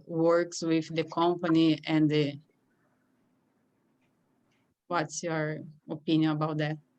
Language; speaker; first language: English; non-native, learner; Portuguese